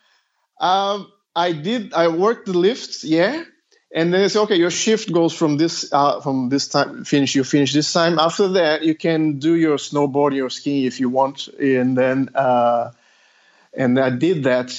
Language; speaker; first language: English; non-native, fluent; Portuguese